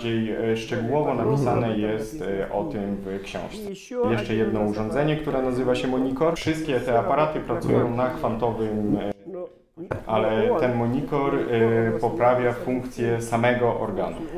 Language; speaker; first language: Polish; non-native, fluent; Russian